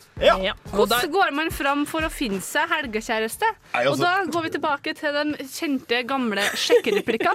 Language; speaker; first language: Norwegian; native; Norwegian